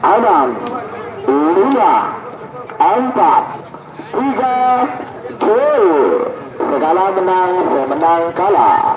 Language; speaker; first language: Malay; non-native, local second language; Madurese